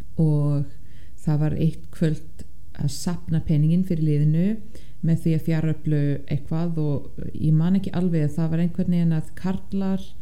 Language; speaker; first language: Icelandic; non-native, fluent; English